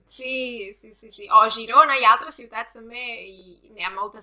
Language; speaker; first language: Catalan; native; Catalan